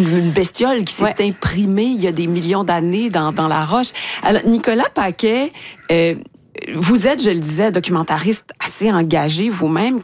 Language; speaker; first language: French; native; French